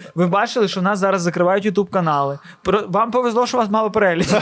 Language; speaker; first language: Ukrainian; non-native, local second language; Russian